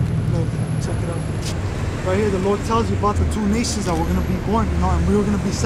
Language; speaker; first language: English; native; English